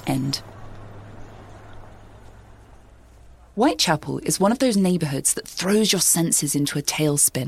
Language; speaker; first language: English; native; English